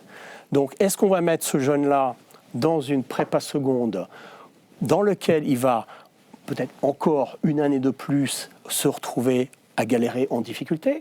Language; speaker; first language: French; native; French